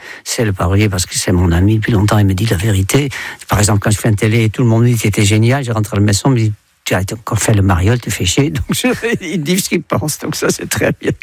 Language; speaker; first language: French; non-native, fluent; Dutch